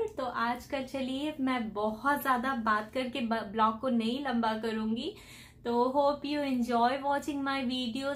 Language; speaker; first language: Hindi; native; Hindi